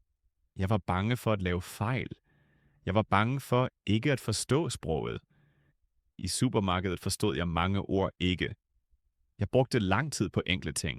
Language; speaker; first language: Danish; non-native, fluent; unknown